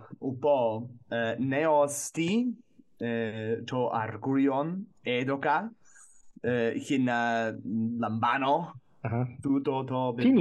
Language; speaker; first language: Greek; non-native, fluent; English